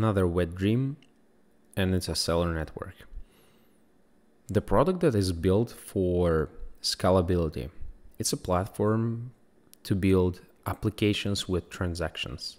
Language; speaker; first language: English; non-native, fluent; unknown